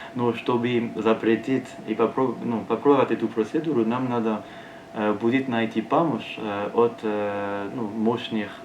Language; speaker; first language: Russian; non-native, learner; French